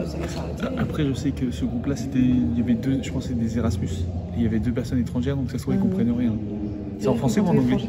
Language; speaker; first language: French; native; French